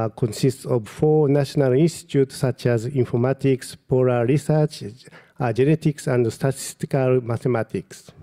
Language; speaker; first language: English; non-native, fluent; Japanese